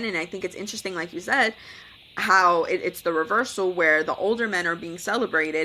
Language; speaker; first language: English; native; English